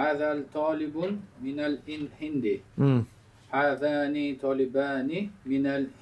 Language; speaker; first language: Arabic; non-native, learner; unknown